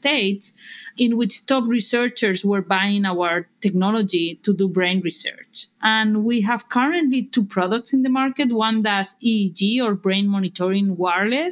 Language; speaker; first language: English; non-native, fluent; Spanish